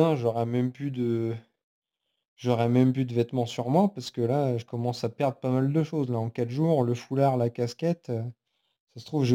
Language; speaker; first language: French; native; French